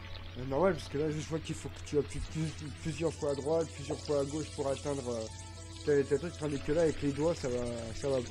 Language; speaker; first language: French; native; French